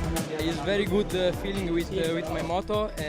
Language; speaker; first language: English; non-native, learner; Spanish